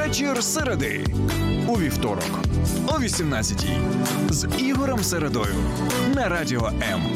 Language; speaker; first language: Ukrainian; native; Ukrainian